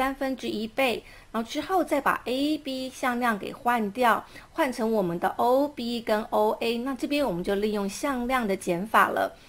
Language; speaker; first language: Chinese; native; Chinese